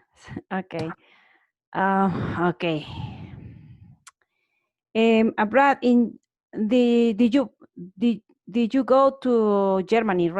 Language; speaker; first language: English; non-native, learner; Spanish